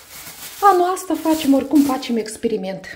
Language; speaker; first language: Romanian; non-native, learner; Russian